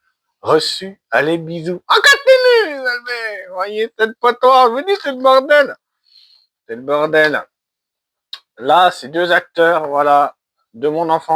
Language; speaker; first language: French; native; French